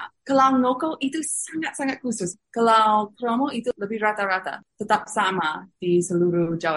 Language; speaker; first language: Indonesian; non-native, fluent; English